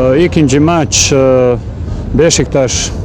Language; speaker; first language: Turkish; non-native, learner; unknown